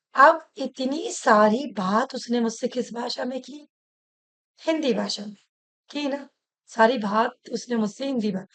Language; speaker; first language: Hindi; native; Hindi